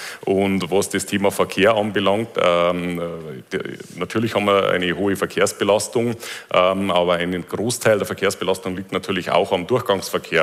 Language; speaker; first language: German; native; German